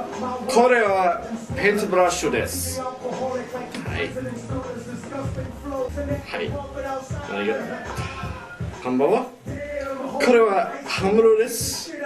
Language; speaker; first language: Japanese; non-native, learner; English